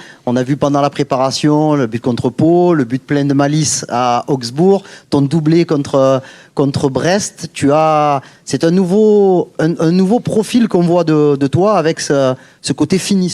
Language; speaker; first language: French; native; French